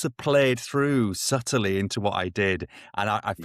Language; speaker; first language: English; native; English